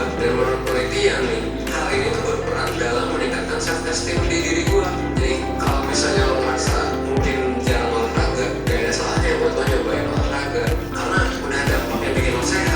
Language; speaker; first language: Indonesian; native; Indonesian